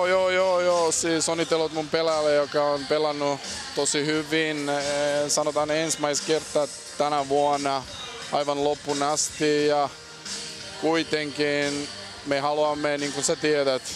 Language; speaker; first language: Finnish; non-native, fluent; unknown